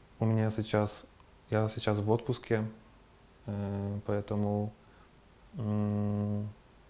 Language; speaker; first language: Russian; non-native, fluent; Polish